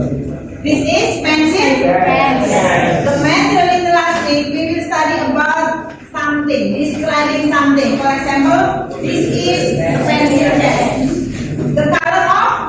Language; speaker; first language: English; non-native, learner; Indonesian